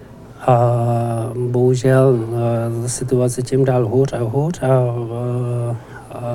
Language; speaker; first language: Czech; non-native, learner; Tibetan